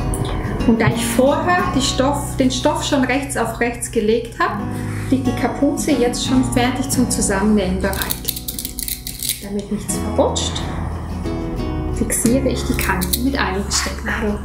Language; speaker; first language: German; native; German